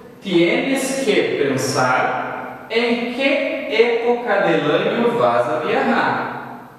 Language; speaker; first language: Spanish; non-native, fluent; Portuguese